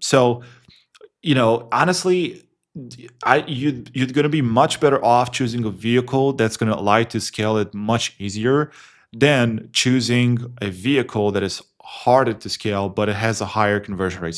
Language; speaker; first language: English; non-native, fluent; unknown